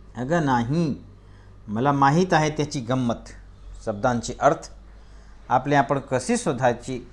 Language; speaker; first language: Marathi; non-native, local second language; Hindi